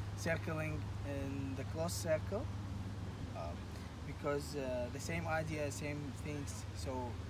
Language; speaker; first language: English; non-native, learner; Arabic